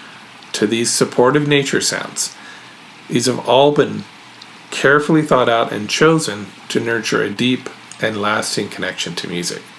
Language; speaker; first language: English; native; English